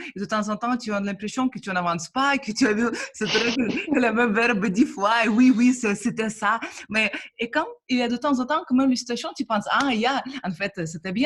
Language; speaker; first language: French; non-native, fluent; Russian